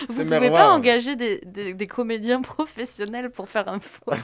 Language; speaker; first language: French; native; French